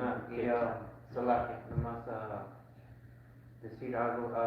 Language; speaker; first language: Spanish; early bilingual, heritage; Spanish